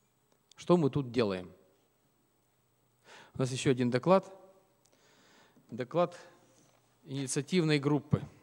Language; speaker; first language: Russian; native; Russian